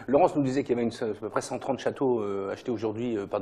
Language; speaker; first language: French; native; French